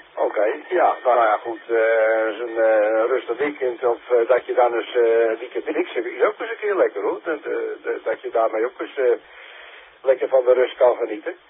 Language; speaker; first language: Dutch; native; Dutch